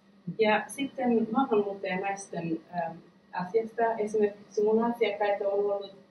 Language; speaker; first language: Finnish; non-native, fluent; Persian